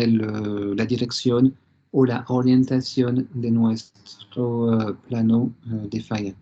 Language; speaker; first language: Spanish; non-native, fluent; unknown